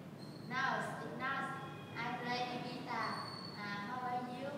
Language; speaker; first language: English; non-native, learner; Vietnamese